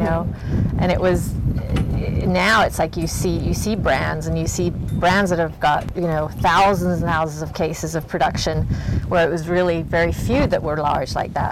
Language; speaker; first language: English; native; English